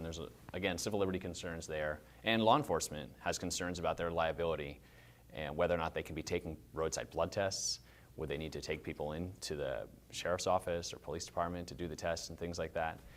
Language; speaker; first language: English; native; English